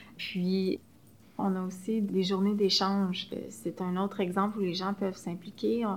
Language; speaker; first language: French; native; French